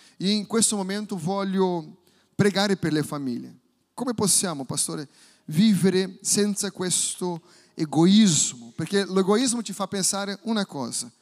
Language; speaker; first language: Italian; non-native, fluent; Portuguese